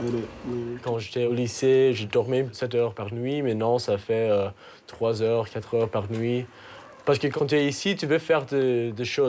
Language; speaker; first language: French; non-native, learner; English